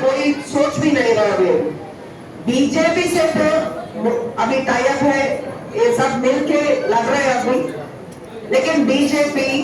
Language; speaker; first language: Hindi; non-native, local second language; Telugu